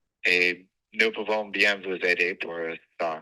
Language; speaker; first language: French; non-native, fluent; English